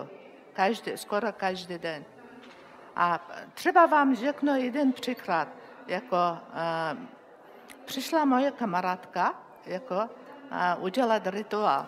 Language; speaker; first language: Czech; non-native, learner; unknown